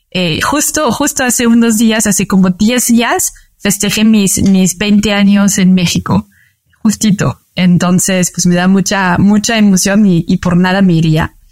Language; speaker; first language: Spanish; non-native, fluent; French